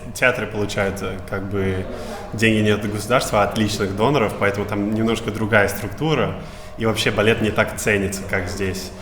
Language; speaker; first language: Russian; early bilingual, other home language; English